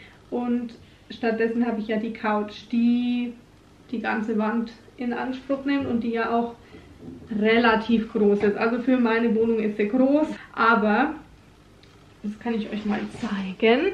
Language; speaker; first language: German; native; German